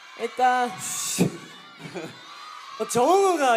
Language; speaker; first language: Japanese; non-native, learner; Korean